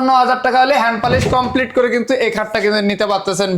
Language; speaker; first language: Bangla; native; Bangla